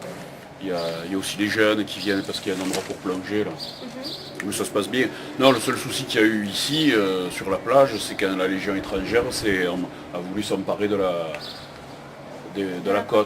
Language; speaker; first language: French; native; French